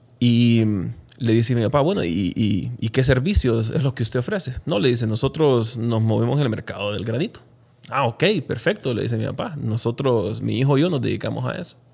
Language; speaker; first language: Spanish; native; Spanish